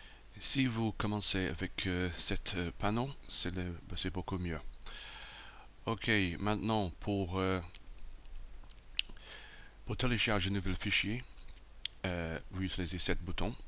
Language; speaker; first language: French; non-native, learner; English